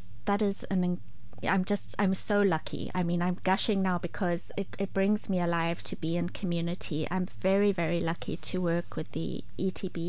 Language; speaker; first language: English; native; English